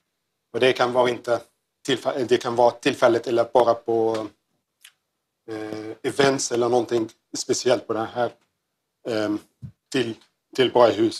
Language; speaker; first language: Swedish; non-native, learner; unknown